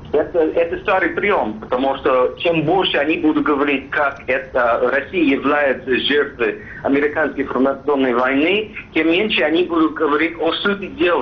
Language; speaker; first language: Russian; non-native, fluent; English